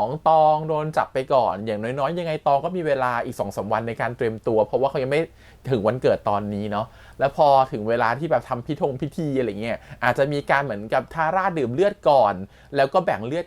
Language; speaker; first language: Thai; native; Thai